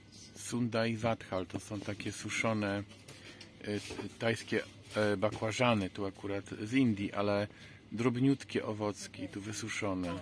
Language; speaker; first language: Polish; native; Polish